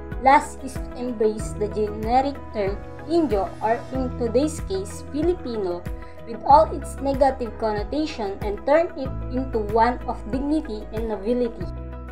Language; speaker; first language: English; non-native, local second language; Filipino